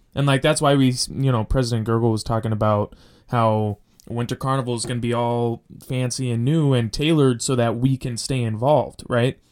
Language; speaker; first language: English; native; English